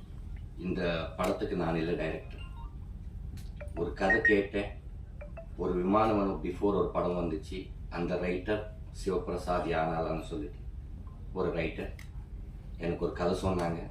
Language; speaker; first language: Tamil; non-native, learner; Telugu